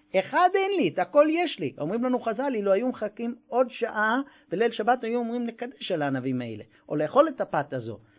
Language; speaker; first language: Hebrew; non-native, fluent; English